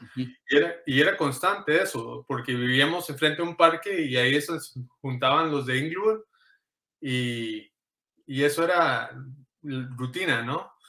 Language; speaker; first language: Spanish; early bilingual, heritage; Spanish